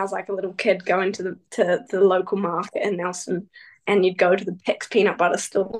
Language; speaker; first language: English; native; English